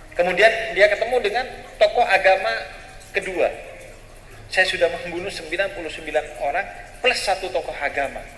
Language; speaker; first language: Indonesian; non-native, local second language; Madurese